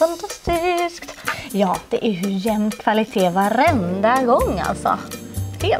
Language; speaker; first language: Swedish; native; Swedish